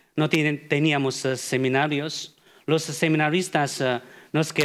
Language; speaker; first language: Spanish; non-native, fluent; Chinese